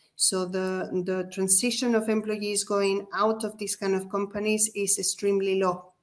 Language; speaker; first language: English; non-native, fluent; Spanish